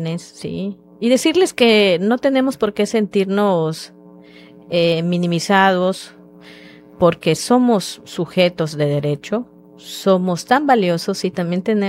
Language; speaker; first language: Spanish; non-native, local second language; Yucateco